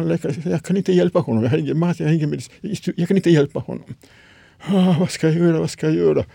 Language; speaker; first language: Swedish; non-native, fluent; Serbian